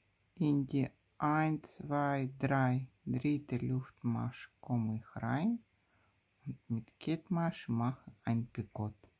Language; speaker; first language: German; non-native, fluent; Russian